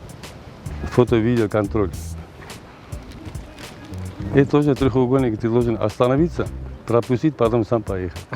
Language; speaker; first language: Russian; non-native, local second language; Kyrgyz